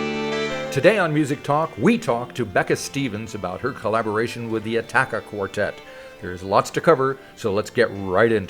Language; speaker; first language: English; native; English